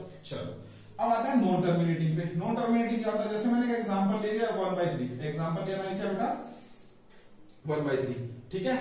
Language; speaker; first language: Hindi; native; Hindi